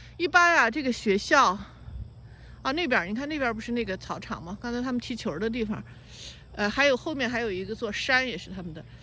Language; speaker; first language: Chinese; native; Chinese